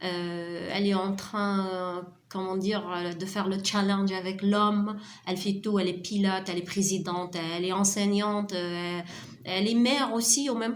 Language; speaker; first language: French; non-native, local second language; Arabic